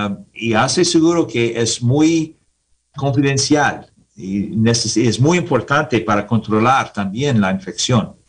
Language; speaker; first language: Spanish; non-native, learner; English